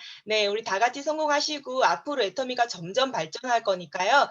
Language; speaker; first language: Korean; native; Korean